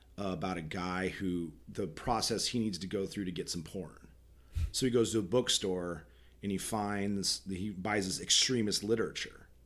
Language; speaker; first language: English; native; English